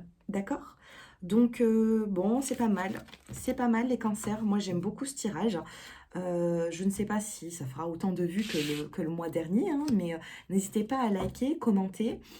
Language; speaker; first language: French; native; French